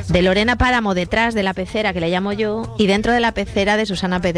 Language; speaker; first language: Spanish; native; Spanish